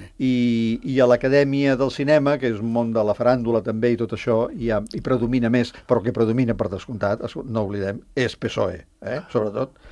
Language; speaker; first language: Catalan; native; Catalan